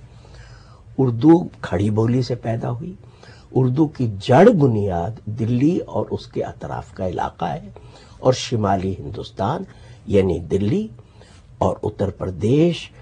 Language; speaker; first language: Urdu; native; Urdu